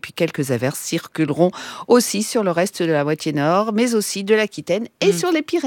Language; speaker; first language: French; native; French